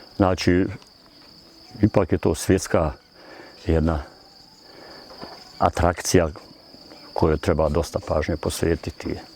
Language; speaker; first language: Bosnian; native; Bosnian